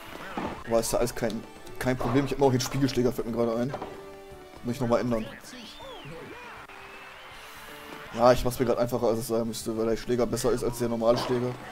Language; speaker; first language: German; native; German